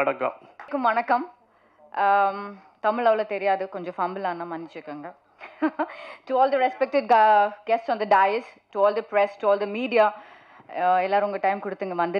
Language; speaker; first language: Tamil; non-native, learner; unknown